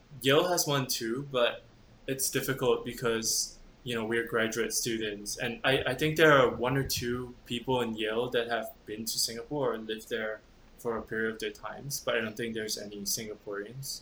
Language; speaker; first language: English; native; English